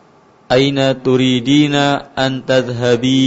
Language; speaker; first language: Arabic; non-native, learner; Indonesian